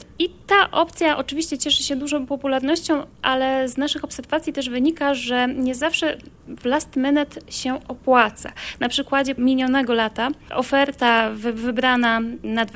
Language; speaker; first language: Polish; native; Polish